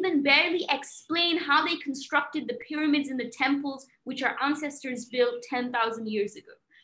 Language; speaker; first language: English; native; English